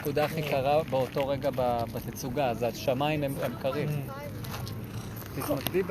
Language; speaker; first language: Hebrew; native; Hebrew